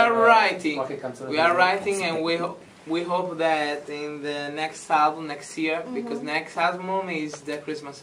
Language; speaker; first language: English; non-native, learner; Italian